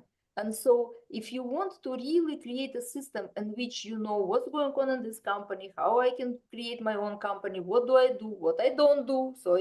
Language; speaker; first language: English; non-native, fluent; Russian